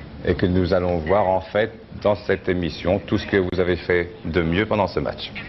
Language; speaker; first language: French; native; French